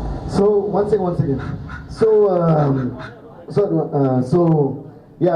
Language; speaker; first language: English; non-native, local second language; Telugu